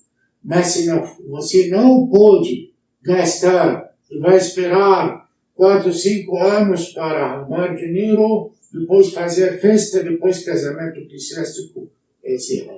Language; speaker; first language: Portuguese; non-native, learner; Arabic